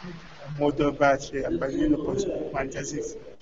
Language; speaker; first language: Romanian; non-native, learner; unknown